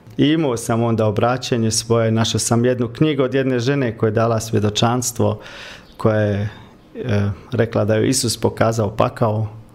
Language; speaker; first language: Croatian; early bilingual, heritage; Croatian